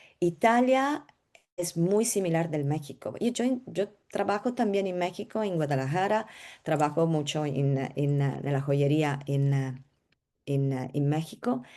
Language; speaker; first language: Spanish; non-native, learner; Italian